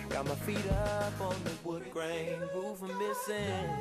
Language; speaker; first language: English; native; English